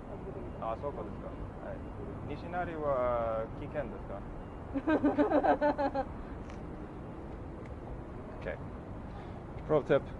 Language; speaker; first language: Japanese; non-native, learner; English